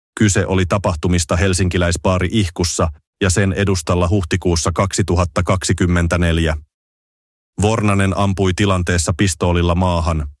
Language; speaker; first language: Finnish; native; Finnish